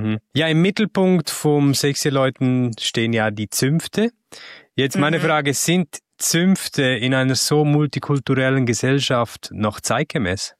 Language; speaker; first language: German; native; German